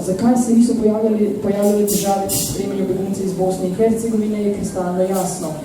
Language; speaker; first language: Slovenian; early bilingual, other home language; Bosnian